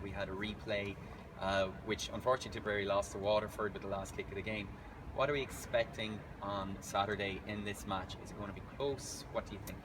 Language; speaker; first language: English; native; English